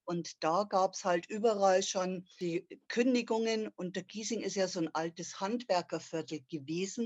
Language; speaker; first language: German; native; German